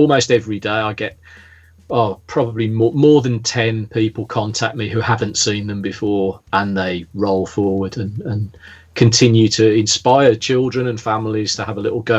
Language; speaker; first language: English; native; English